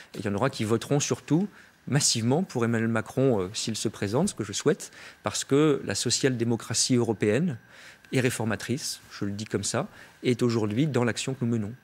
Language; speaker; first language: French; native; French